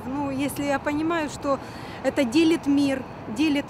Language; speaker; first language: Russian; native; Russian